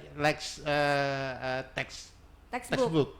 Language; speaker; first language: English; non-native, learner; Indonesian